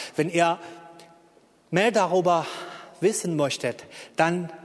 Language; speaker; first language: German; non-native, fluent; Persian